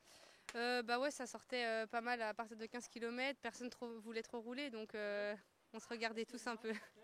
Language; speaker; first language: French; native; French